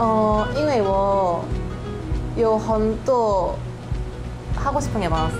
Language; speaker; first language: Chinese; non-native, learner; Korean